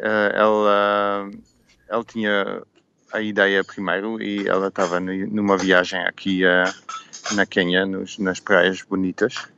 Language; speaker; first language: Portuguese; non-native, learner; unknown